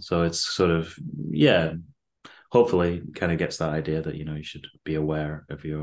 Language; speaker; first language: English; native; English